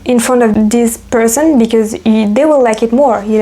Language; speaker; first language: English; non-native, fluent; French